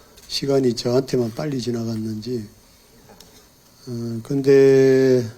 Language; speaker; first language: Korean; native; Korean